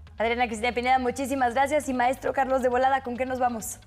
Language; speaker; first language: Spanish; native; Spanish